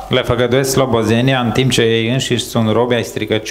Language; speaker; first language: Romanian; native; Romanian